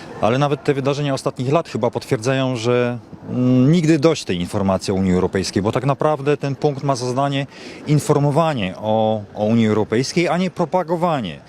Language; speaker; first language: Polish; native; Polish